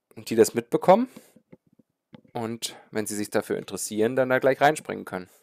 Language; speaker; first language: German; native; German